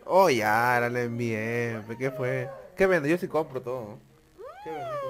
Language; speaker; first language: Spanish; native; Spanish